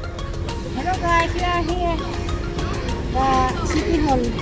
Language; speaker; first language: English; non-native, learner; Filipino